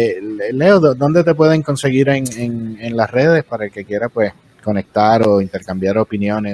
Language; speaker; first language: Spanish; native; Spanish